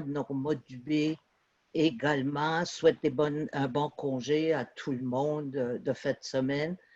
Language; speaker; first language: French; native; French